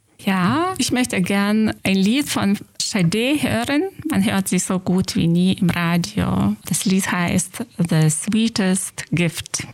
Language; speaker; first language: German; non-native, fluent; Lithuanian